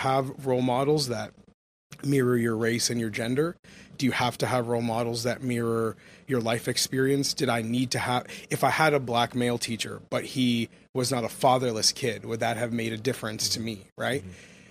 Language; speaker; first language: English; native; English